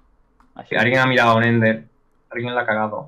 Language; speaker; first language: Spanish; native; Spanish